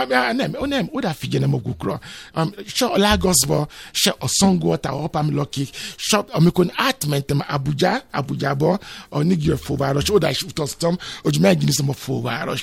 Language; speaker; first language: Hungarian; non-native, fluent; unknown